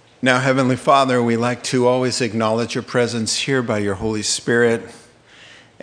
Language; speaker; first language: English; native; English